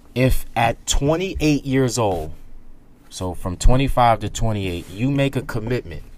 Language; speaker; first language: English; native; English